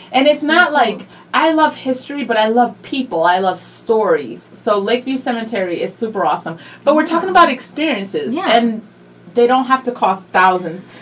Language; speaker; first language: English; native; English